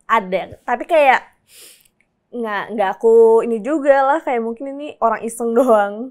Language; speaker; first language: Indonesian; native; Indonesian